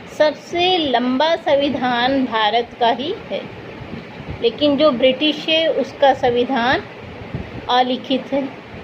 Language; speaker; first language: Hindi; native; Hindi